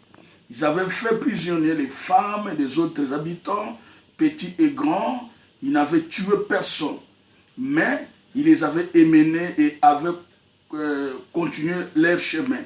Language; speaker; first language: French; non-native, local second language; Lingala